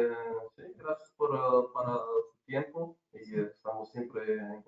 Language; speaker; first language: Spanish; non-native, learner; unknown